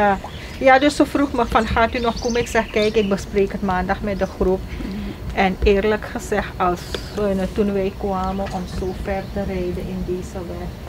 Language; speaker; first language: Dutch; non-native, local second language; Caribbean Hindustani